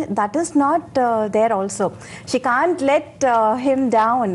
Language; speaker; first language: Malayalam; non-native, local second language; Tamil